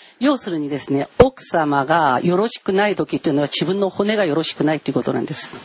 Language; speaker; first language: Japanese; non-native, fluent; Korean